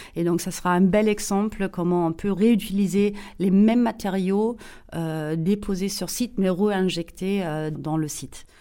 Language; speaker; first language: French; non-native, fluent; German